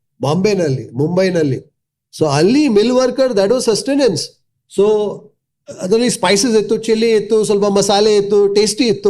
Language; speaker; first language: Kannada; non-native, local second language; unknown